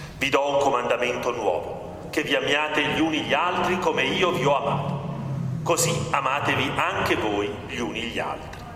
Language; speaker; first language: Italian; native; Italian